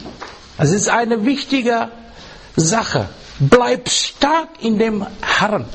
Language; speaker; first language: German; non-native, learner; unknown